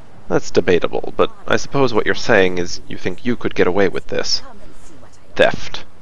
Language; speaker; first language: English; native; English